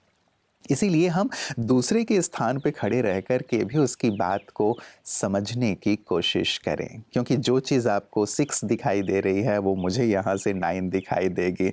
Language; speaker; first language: Hindi; native; Hindi